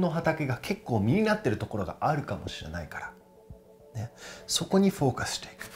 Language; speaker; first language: Japanese; non-native, fluent; English